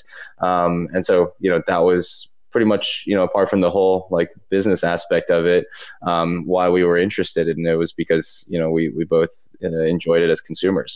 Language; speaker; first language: English; native; English